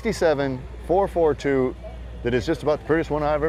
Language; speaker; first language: English; native; English